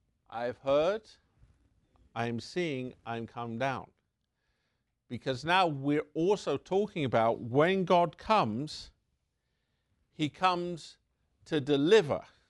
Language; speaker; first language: English; native; English